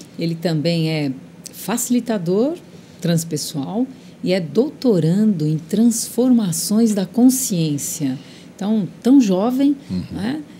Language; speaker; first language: Portuguese; early bilingual, other home language; Spanish